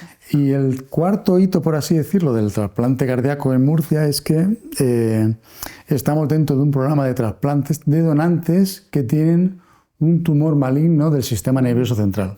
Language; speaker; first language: Spanish; native; Spanish